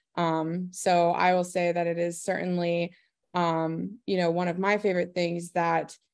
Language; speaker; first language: English; native; English